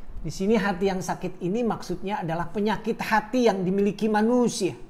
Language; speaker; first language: Indonesian; native; Indonesian